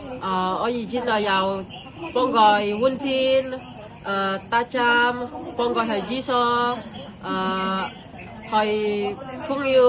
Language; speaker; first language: Cantonese; non-native, learner; Indonesian